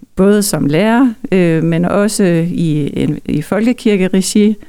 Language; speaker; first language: Danish; native; Danish